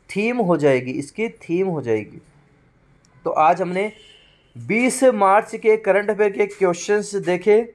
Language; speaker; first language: Hindi; native; Hindi